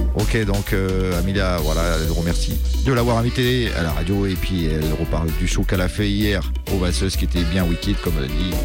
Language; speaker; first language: French; native; French